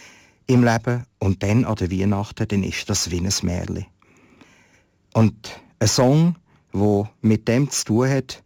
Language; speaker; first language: German; native; German